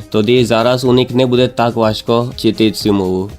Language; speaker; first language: Ukrainian; non-native, learner; Gujarati